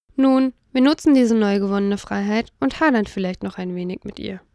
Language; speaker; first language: German; native; German